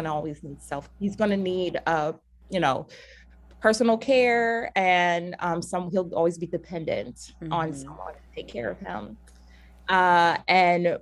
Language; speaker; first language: English; native; English